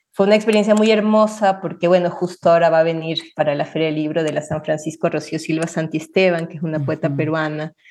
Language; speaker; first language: Spanish; native; Spanish